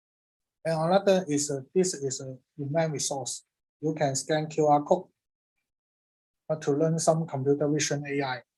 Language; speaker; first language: English; non-native, learner; Cantonese